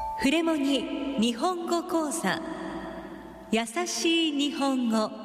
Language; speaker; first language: Japanese; native; Japanese